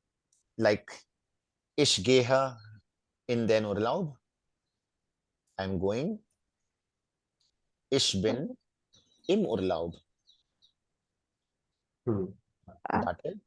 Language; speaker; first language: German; non-native, fluent; Hindi